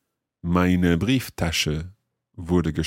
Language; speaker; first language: German; non-native, learner; English